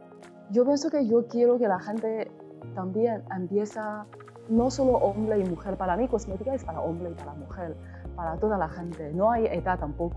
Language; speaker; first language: Spanish; non-native, learner; Chinese